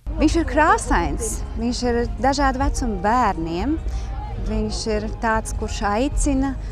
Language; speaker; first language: Latvian; native; Latvian